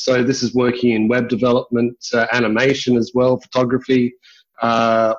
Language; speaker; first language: English; native; English